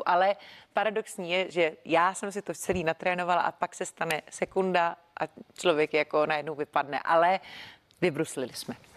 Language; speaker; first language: Czech; native; Czech